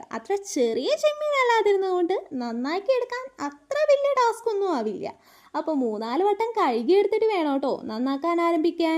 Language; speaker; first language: Malayalam; native; Malayalam